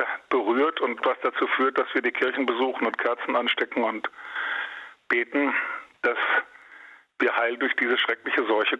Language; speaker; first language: German; native; German